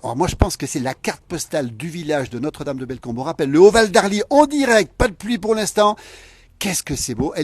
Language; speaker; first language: French; native; French